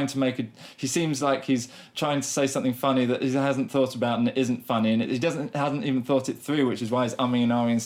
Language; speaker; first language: English; native; English